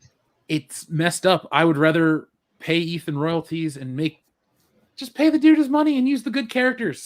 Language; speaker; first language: English; native; English